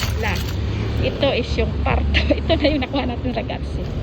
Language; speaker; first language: Filipino; native; Filipino